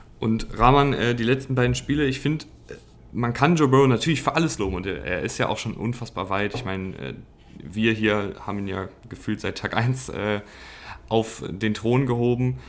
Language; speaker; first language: German; native; German